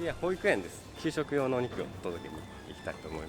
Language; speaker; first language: Japanese; native; Japanese